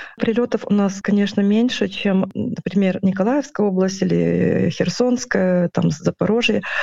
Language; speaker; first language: Russian; non-native, local second language; Ukrainian